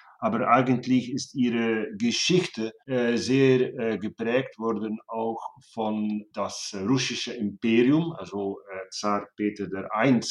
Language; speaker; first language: German; non-native, fluent; Dutch